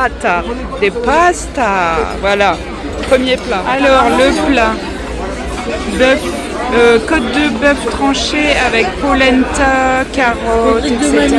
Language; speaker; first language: French; native; French